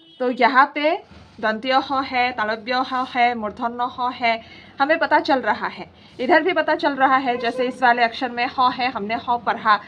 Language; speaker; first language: Hindi; non-native, local second language; Assamese